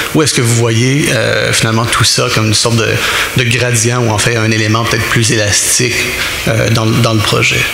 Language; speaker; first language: French; native; French